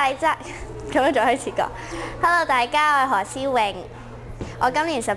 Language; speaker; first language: Cantonese; early bilingual, heritage; Cantonese